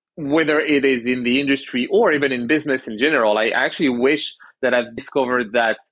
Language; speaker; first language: English; early bilingual, other home language; French